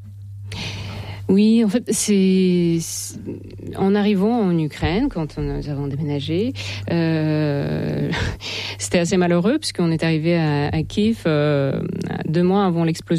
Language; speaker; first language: French; non-native, fluent; Russian